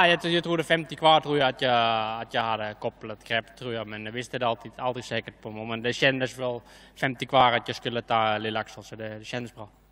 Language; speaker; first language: Swedish; non-native, fluent; Dutch